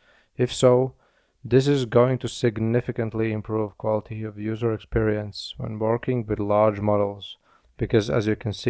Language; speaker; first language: English; non-native, fluent; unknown